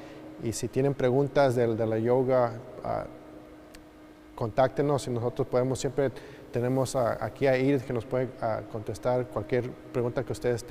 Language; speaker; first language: Spanish; early bilingual, heritage; Spanish